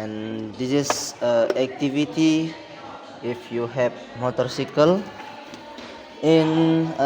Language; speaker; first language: English; non-native, learner; Indonesian